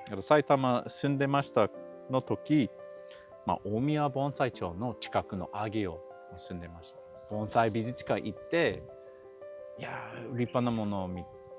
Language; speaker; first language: Japanese; non-native, learner; English